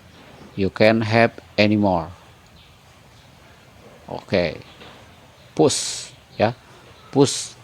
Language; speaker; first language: English; non-native, learner; Indonesian